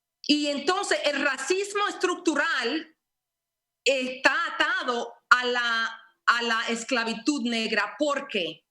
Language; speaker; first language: Spanish; early bilingual, heritage; Spanish